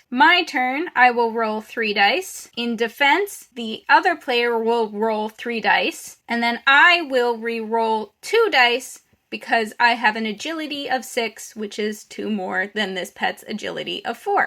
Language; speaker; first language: English; native; English